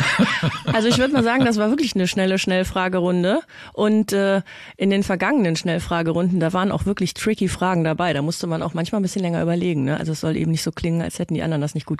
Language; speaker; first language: German; native; German